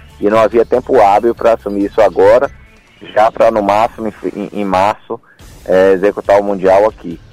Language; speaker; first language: Portuguese; native; Portuguese